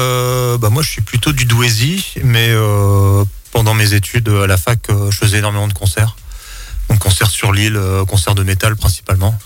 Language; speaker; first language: French; native; French